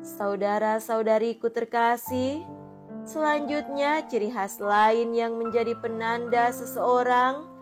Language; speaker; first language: Indonesian; native; Indonesian